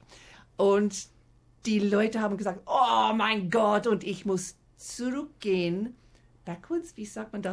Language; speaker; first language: German; non-native, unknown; English